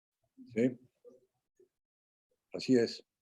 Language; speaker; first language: Spanish; native; Spanish